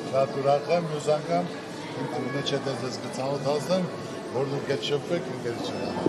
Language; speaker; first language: Armenian; native; Armenian